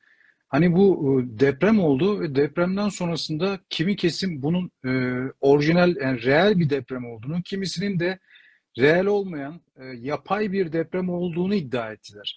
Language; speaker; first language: Turkish; native; Turkish